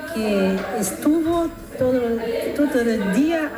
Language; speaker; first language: Spanish; non-native, learner; Italian